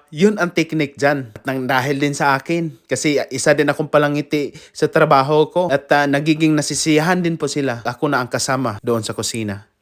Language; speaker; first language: Filipino; non-native, local second language; Cebuano